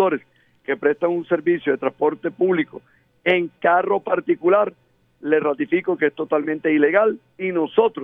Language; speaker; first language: Spanish; native; Spanish